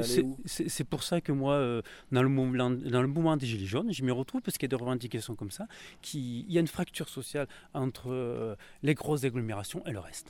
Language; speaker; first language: French; native; French